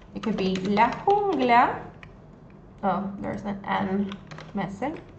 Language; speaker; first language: English; non-native, fluent; Spanish